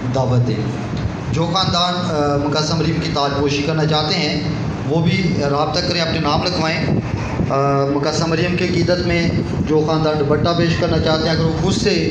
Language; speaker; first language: Urdu; non-native, local second language; Punjabi